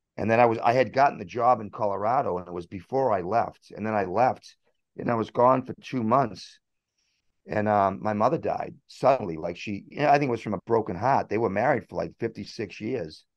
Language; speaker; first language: English; native; English